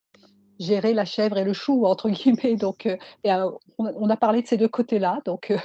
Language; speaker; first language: French; native; French